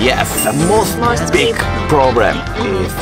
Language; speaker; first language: English; non-native, learner; Japanese